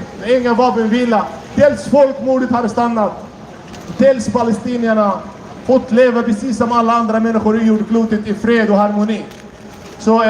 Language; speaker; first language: Swedish; non-native, fluent; Arabic